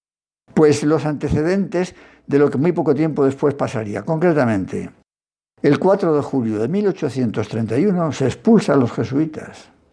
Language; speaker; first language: Spanish; native; Spanish